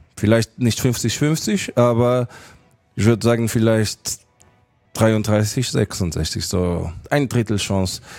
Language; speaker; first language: German; non-native, fluent; Portuguese